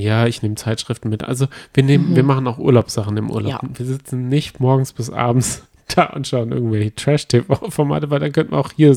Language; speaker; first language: German; native; German